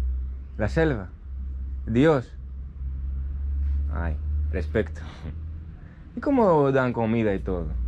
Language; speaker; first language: Spanish; non-native, learner; Greek